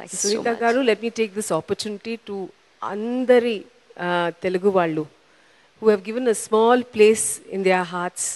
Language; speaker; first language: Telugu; non-native, local second language; Tamil